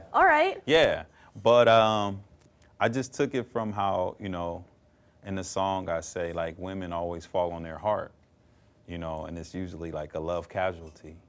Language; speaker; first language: English; native; English